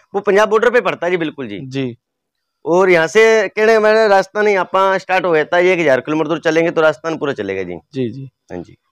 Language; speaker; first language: Hindi; native; Hindi